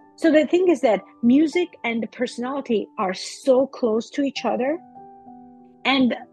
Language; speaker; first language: English; non-native, fluent; Russian